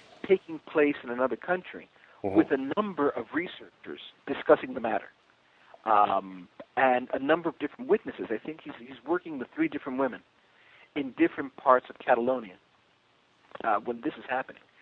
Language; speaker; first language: English; early bilingual, other home language; Spanish